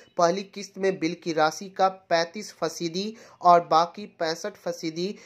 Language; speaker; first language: Hindi; native; Hindi